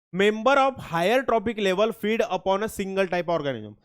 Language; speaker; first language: Hindi; non-native, local second language; Marathi